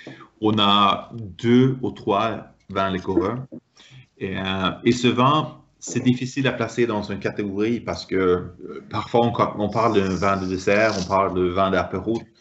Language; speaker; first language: French; non-native, fluent; Swedish